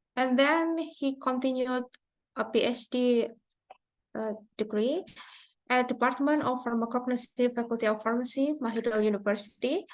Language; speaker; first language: English; non-native, fluent; Indonesian